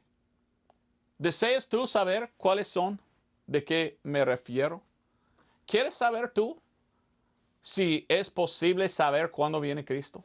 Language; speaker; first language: Spanish; non-native, fluent; English